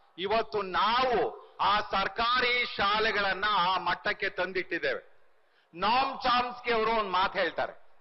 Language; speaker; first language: Kannada; native; Kannada